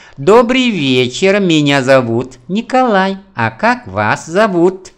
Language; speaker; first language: Russian; non-native, fluent; Vietnamese